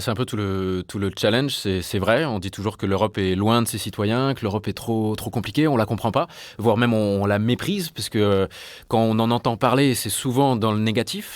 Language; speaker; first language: French; native; French